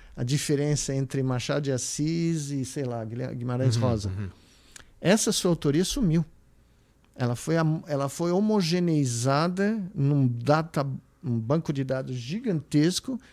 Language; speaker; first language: Portuguese; native; Portuguese